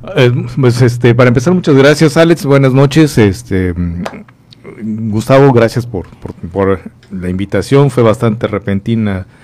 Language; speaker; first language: Spanish; native; Spanish